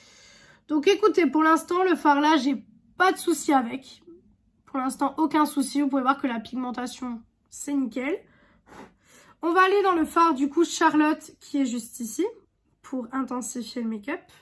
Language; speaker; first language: French; native; French